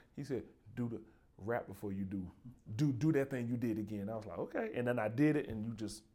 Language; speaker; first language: English; native; English